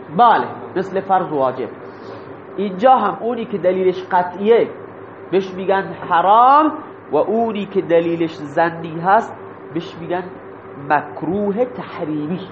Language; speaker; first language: Persian; non-native, local second language; Baluchi